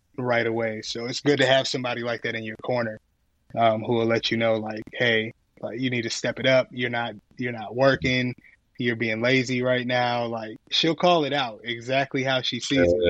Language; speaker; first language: English; native; English